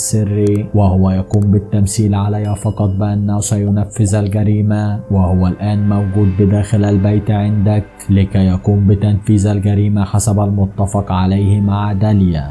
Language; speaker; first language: Arabic; native; Arabic